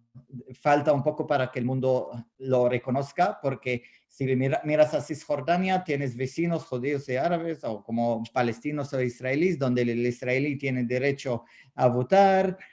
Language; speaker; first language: Spanish; non-native, fluent; Arabic